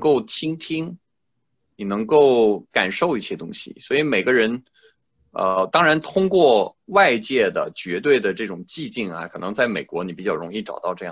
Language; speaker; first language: Chinese; non-native, fluent; French